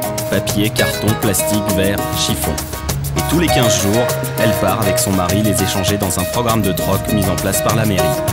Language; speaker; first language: French; native; French